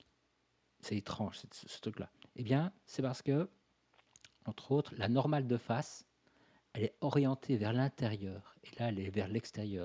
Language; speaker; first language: French; native; French